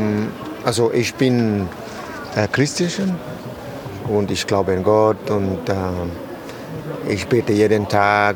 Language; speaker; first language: German; non-native, learner; Spanish